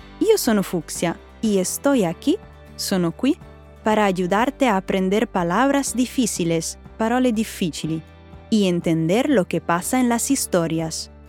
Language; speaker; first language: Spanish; non-native, fluent; Italian